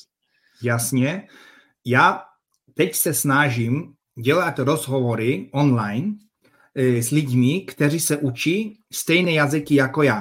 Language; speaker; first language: Czech; non-native, fluent; Polish